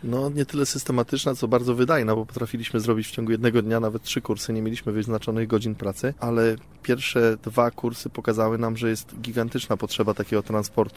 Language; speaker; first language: Polish; native; Polish